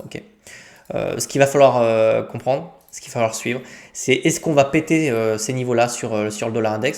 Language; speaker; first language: French; native; French